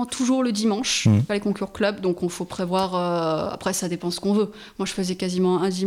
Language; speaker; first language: French; native; French